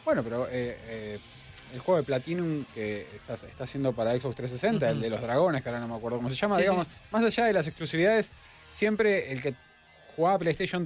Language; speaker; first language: Spanish; native; Spanish